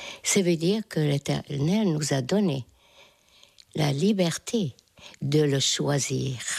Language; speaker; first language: French; non-native, fluent; Hungarian